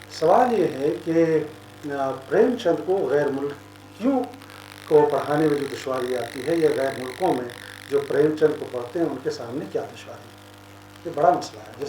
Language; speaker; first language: Urdu; native; Urdu